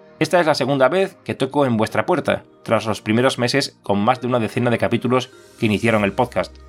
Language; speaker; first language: Spanish; native; Spanish